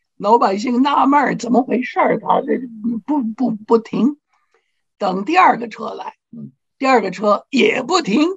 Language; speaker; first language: Chinese; non-native, fluent; English